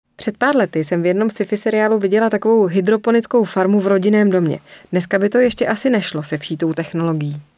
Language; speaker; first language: Czech; native; Czech